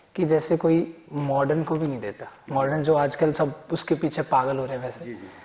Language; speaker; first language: Hindi; native; Hindi